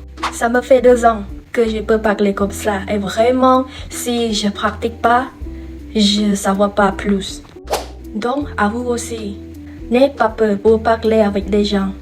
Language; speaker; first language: French; non-native, learner; Khmer